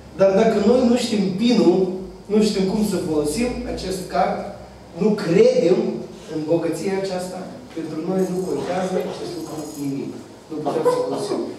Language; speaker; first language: Romanian; non-native, fluent; Russian